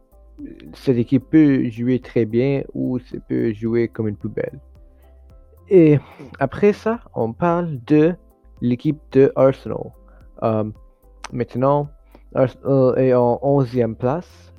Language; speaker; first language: French; non-native, learner; English